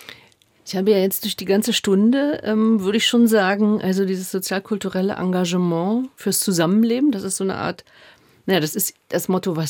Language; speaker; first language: German; native; German